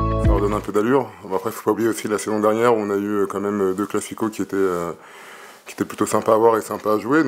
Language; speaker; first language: French; native; French